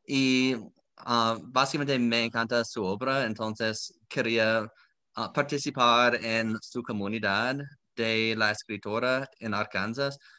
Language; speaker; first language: Spanish; non-native, fluent; English